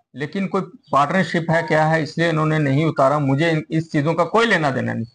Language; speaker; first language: Hindi; native; Hindi